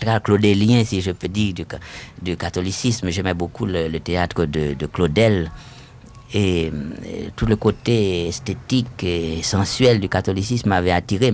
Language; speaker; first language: French; non-native, local second language; Haitian Creole